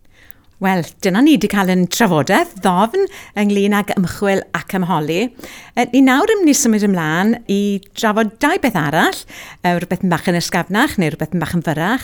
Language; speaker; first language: Welsh; native; Welsh